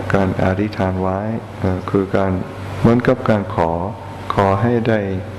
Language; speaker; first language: Thai; non-native, fluent; English